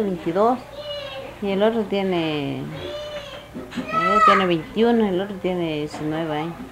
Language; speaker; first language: Spanish; non-native, local second language; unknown